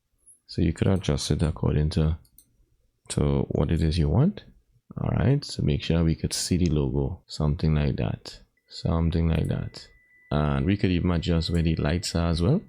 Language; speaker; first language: English; native; English